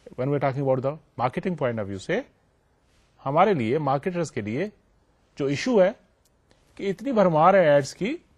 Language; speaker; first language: Urdu; native; Urdu